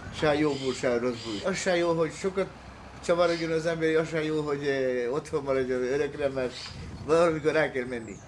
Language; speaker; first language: Hungarian; early bilingual, heritage; Hungarian